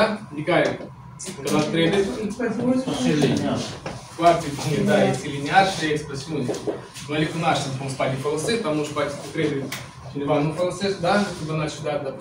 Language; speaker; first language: Romanian; non-native, local second language; Russian